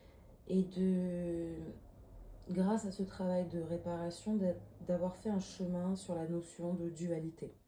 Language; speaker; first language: French; native; French